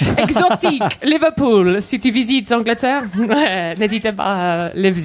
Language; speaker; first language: French; non-native, fluent; English